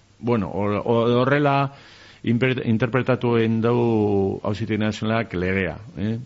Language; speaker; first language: Basque; non-native, local second language; Spanish